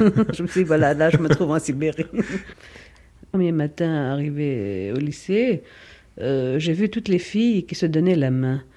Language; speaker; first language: French; non-native, fluent; Greek